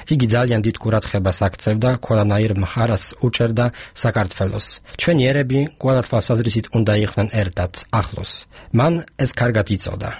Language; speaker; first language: Georgian; non-native, fluent; Polish